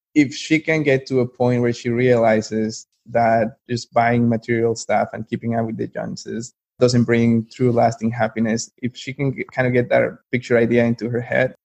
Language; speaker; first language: English; non-native, fluent; Spanish